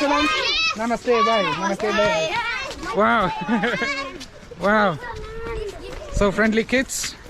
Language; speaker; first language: English; non-native, fluent; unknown